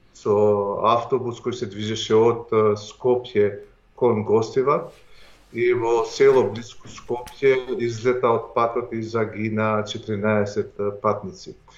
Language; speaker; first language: Macedonian; non-native, local second language; Albanian